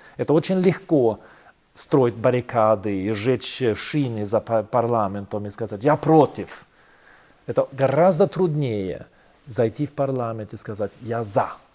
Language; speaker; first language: Russian; non-native, fluent; Swedish